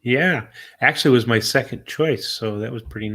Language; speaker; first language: English; native; English